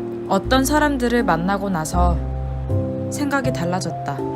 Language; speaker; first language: Korean; native; Korean